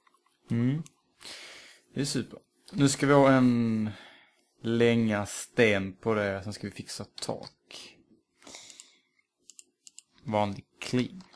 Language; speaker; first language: Swedish; native; Swedish